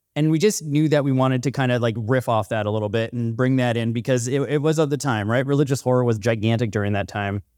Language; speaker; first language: English; native; English